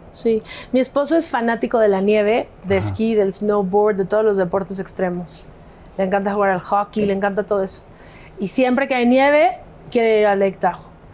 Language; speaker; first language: Spanish; native; Spanish